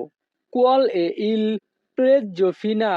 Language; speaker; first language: Italian; non-native, fluent; Bangla